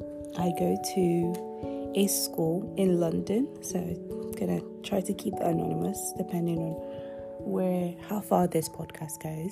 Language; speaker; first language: English; non-native, local second language; Yoruba